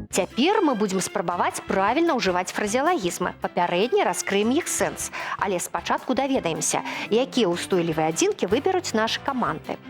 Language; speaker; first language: Belarusian; native; Belarusian